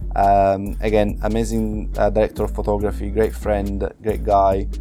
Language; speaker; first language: English; non-native, fluent; Italian